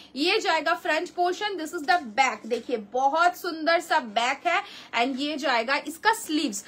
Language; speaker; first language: Hindi; non-native, local second language; Bangla